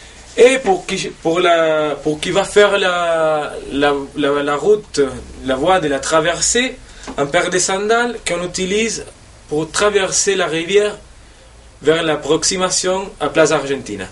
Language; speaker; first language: French; non-native, fluent; Spanish